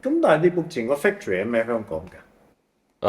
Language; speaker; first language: Cantonese; native; Cantonese